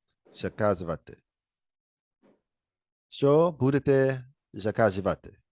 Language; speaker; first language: Russian; non-native, learner; English